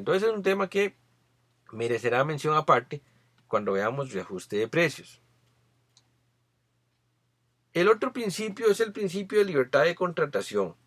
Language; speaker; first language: Spanish; native; Spanish